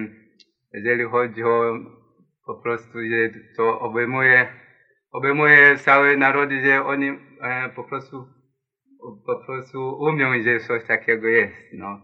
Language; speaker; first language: Polish; non-native, learner; Swahili